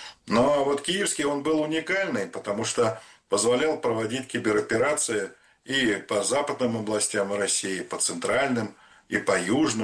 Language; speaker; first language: Russian; native; Russian